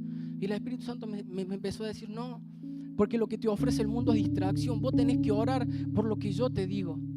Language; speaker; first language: Spanish; native; Spanish